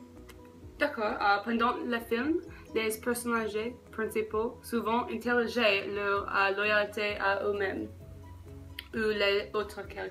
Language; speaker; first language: French; non-native, learner; English